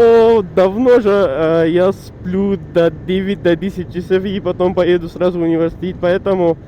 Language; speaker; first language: Russian; non-native, learner; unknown